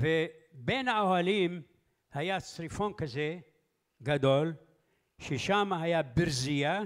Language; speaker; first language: Hebrew; early bilingual, other home language; Arabic